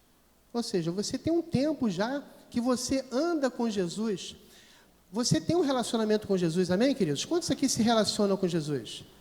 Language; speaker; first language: Portuguese; native; Portuguese